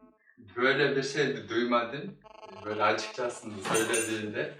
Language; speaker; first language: Turkish; non-native, learner; Kyrgyz